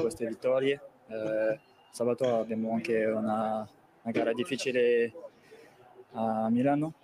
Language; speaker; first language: Italian; non-native, fluent; French